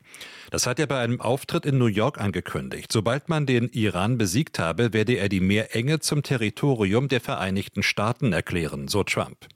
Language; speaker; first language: German; native; German